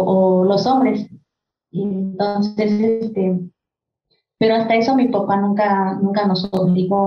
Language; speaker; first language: Spanish; non-native, local second language; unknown